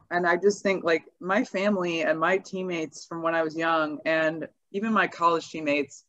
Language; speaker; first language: English; native; English